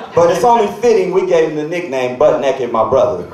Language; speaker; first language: English; native; English